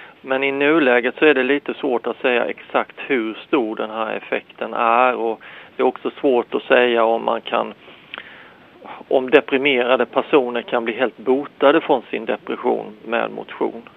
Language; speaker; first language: Swedish; native; Swedish